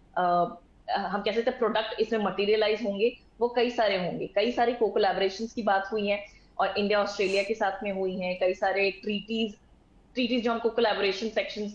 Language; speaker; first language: Hindi; native; Hindi